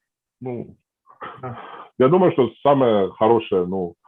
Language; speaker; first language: Russian; non-native, fluent; Georgian